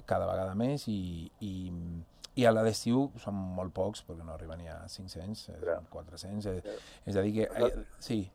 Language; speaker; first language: Catalan; non-native, fluent; Spanish